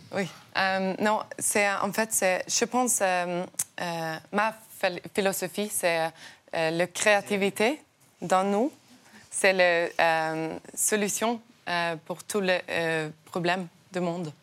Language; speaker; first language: French; non-native, learner; Norwegian